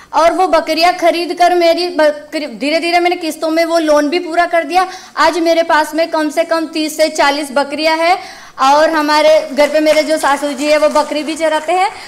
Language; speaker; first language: Hindi; native; Hindi